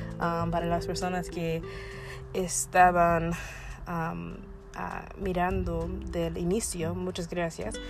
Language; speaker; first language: Spanish; non-native, learner; English